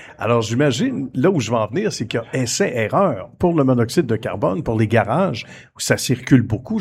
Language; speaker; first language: French; native; French